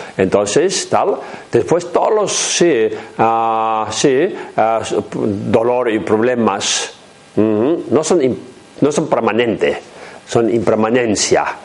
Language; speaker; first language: Spanish; non-native, learner; Chinese